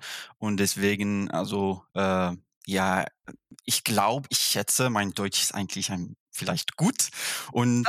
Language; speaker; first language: German; non-native, fluent; Arabic